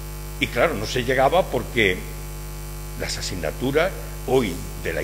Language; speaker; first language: Spanish; native; Spanish